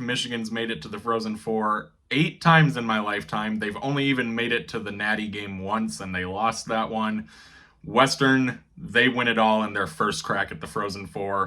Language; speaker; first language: English; native; English